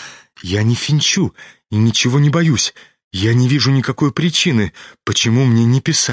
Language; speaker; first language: Russian; native; Russian